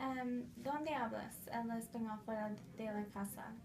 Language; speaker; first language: Spanish; non-native, fluent; English